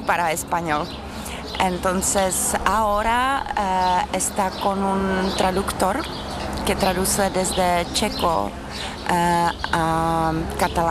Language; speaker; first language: Spanish; non-native, fluent; Czech